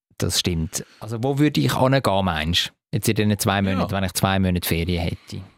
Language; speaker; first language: German; native; German